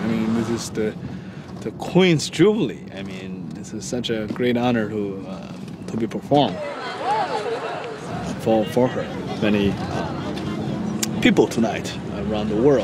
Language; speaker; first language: English; non-native, fluent; Chinese